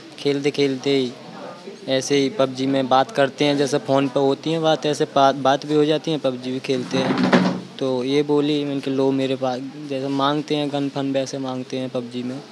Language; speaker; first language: Hindi; native; Hindi